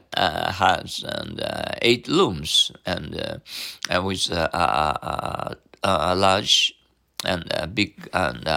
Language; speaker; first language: English; non-native, learner; Japanese